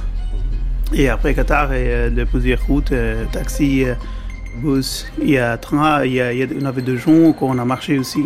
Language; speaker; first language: French; non-native, learner; Bangla